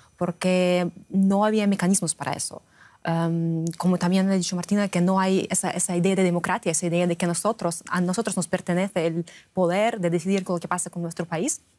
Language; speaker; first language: Spanish; non-native, fluent; Russian